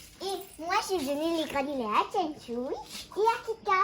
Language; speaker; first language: French; native; French